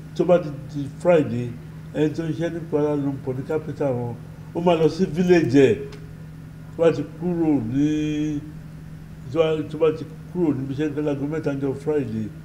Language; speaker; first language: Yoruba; native; Yoruba